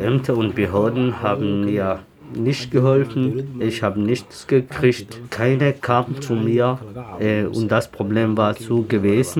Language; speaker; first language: German; non-native, learner; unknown